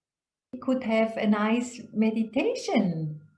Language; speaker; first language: English; non-native, fluent; German